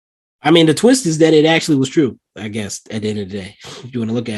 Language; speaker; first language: English; native; English